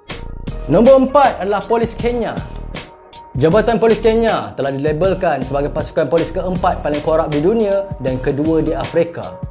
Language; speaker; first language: Malay; native; Malay